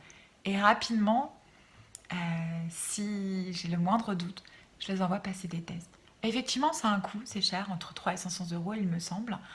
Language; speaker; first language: French; native; French